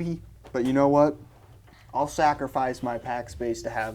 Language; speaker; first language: English; native; English